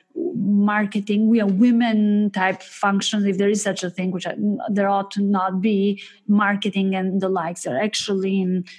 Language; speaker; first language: English; early bilingual, other home language; Albanian